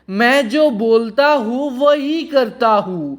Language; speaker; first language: Hindi; non-native, fluent; Bangla